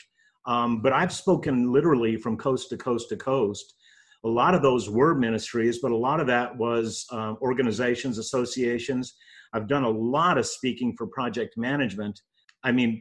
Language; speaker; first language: English; native; English